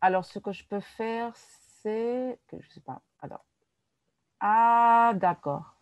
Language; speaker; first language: French; non-native, fluent; Spanish